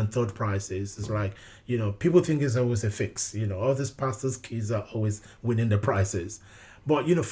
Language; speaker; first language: English; non-native, local second language; Yoruba